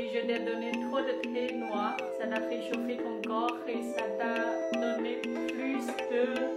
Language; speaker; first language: French; non-native, fluent; Chinese